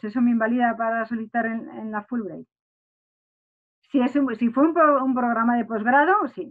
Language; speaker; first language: Spanish; native; Spanish